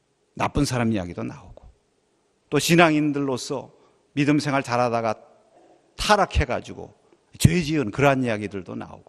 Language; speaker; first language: Korean; native; Korean